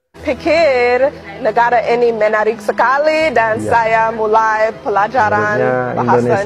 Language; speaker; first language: Indonesian; non-native, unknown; English